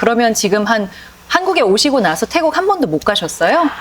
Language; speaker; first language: Korean; native; Korean